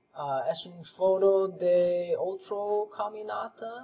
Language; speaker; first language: Spanish; non-native, learner; English